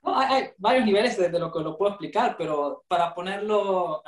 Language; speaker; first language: Spanish; native; Spanish